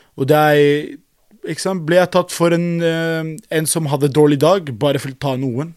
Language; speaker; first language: Norwegian; non-native, fluent; Arabic